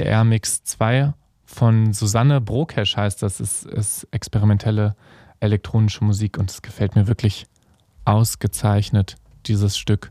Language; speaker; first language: German; native; German